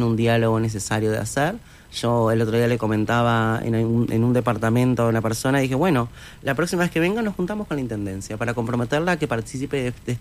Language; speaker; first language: Spanish; native; Spanish